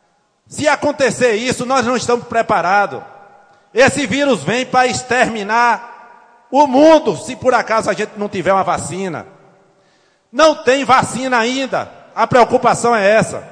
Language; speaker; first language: Portuguese; native; Portuguese